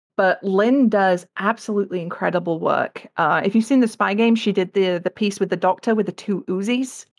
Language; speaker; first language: English; native; English